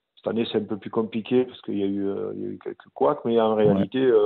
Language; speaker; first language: French; native; French